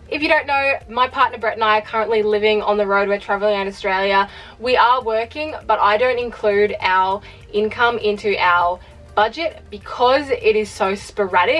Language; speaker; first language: English; native; English